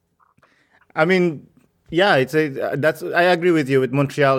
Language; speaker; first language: English; non-native, local second language; Filipino